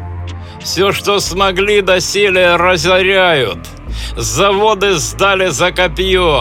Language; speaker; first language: Russian; native; Russian